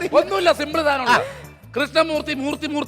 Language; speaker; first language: Malayalam; native; Malayalam